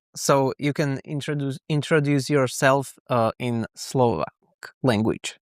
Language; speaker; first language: English; non-native, learner; Slovak